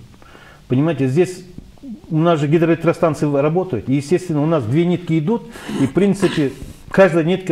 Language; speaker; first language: Russian; non-native, local second language; Kyrgyz